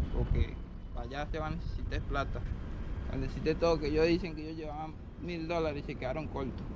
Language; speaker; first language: Spanish; native; Spanish